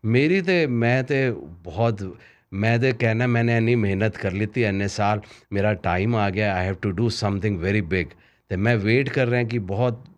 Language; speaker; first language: Punjabi; native; Punjabi